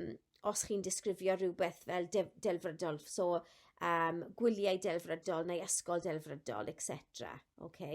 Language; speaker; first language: Welsh; non-native, local second language; English